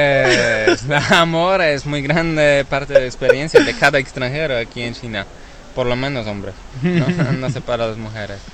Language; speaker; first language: Spanish; non-native, learner; Polish